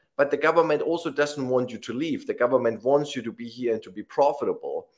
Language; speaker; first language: English; non-native, fluent; German